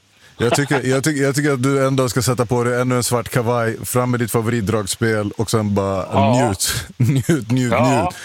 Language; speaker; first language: Swedish; native; Swedish